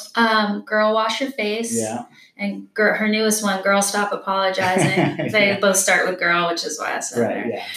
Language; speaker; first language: English; native; English